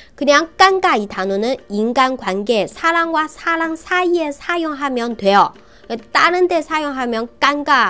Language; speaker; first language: Korean; non-native, fluent; Chinese